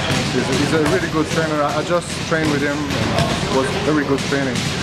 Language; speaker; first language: English; non-native, learner; French